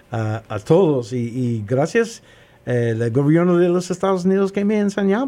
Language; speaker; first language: Spanish; non-native, learner; English